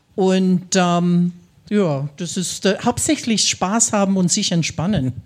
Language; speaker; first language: German; non-native, fluent; English